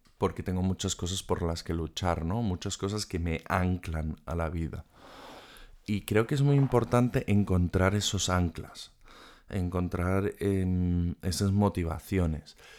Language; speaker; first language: Spanish; non-native, fluent; German